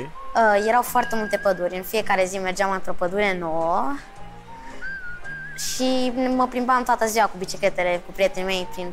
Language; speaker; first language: Romanian; early bilingual, heritage; Romanian